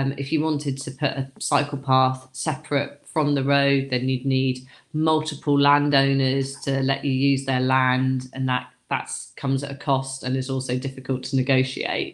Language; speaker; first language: English; native; English